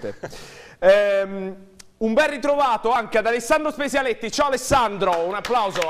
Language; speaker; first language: Italian; native; Italian